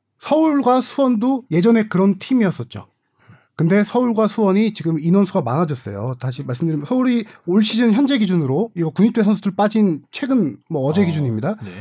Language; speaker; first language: Korean; native; Korean